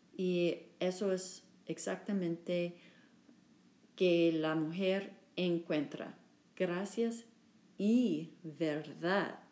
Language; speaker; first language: Spanish; non-native, learner; English